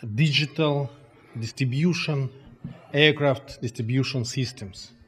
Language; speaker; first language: English; non-native, fluent; Russian